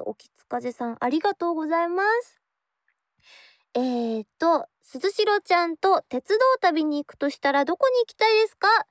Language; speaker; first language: Japanese; native; Japanese